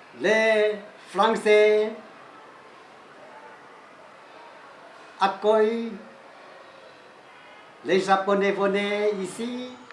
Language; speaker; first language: French; non-native, learner; Chinese